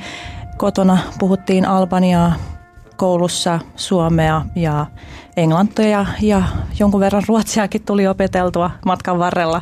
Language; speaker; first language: Finnish; early bilingual, other home language; Albanian